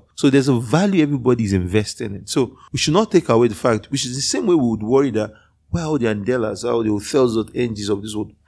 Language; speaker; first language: English; non-native, local second language; Yoruba